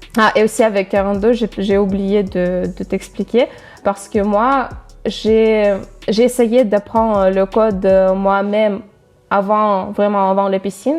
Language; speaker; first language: French; non-native, fluent; Russian